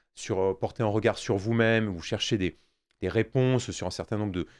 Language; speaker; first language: French; native; French